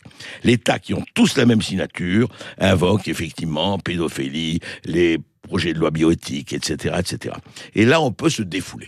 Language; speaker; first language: French; native; French